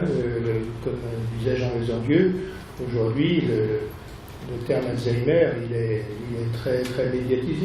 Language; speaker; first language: French; native; French